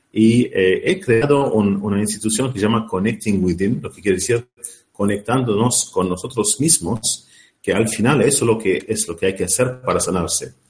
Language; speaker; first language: Spanish; non-native, fluent; Arabic